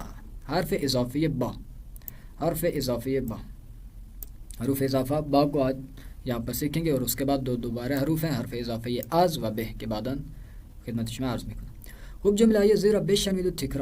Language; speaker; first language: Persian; non-native, fluent; Urdu